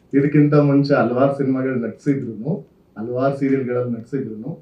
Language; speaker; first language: Kannada; native; Kannada